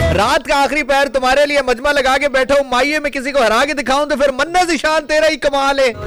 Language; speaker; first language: Urdu; non-native, local second language; Punjabi